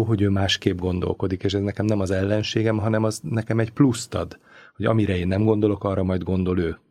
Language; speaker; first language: Hungarian; native; Hungarian